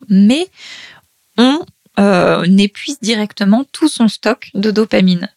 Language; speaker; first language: French; native; French